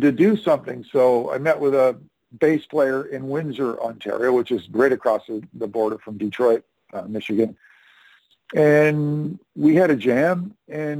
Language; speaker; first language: English; native; English